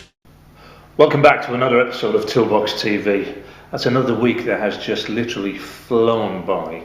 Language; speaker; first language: English; native; English